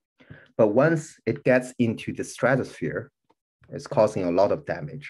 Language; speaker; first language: English; non-native, fluent; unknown